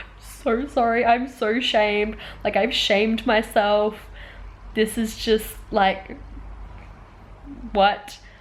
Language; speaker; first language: English; native; English